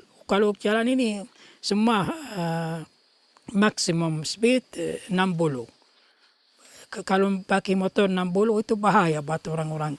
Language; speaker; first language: Indonesian; non-native, local second language; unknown